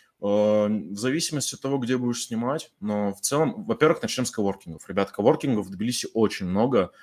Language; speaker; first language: Russian; native; Russian